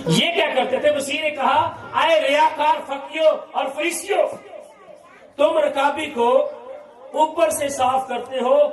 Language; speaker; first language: Urdu; non-native, local second language; Punjabi